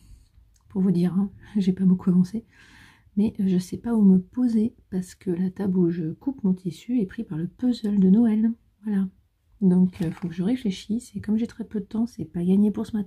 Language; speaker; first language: French; native; French